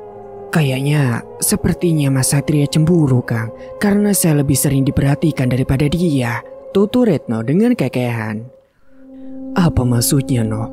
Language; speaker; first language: Indonesian; native; Indonesian